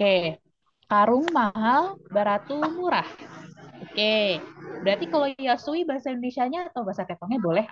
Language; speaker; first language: Indonesian; native; Indonesian